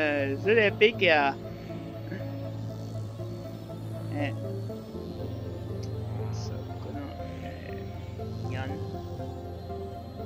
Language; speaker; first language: Japanese; non-native, learner; English